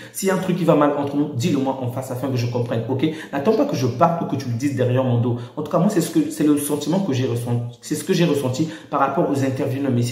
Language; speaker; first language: French; native; French